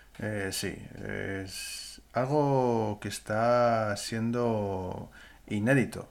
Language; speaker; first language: Spanish; native; Spanish